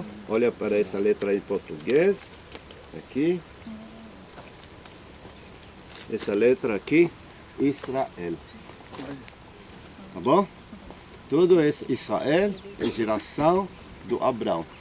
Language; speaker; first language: Portuguese; non-native, learner; Hebrew